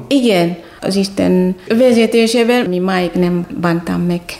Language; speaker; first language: Hungarian; non-native, fluent; Batak Toba